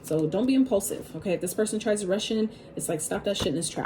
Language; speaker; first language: English; native; English